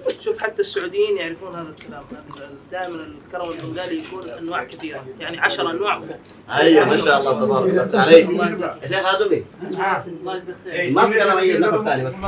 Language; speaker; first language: Arabic; non-native, learner; Bangla